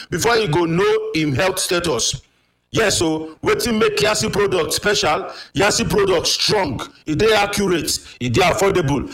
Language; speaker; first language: Nigerian Pidgin; native; Nigerian Pidgin